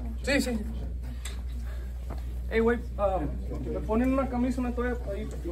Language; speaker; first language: Spanish; early bilingual, heritage; Spanish